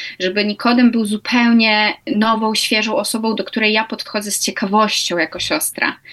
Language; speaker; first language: Polish; native; Polish